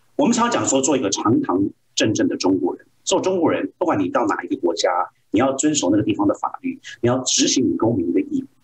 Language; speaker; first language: Chinese; native; Chinese